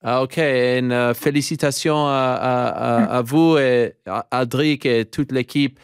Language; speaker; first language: French; non-native, local second language; English